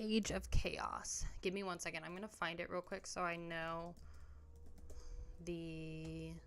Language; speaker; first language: English; native; English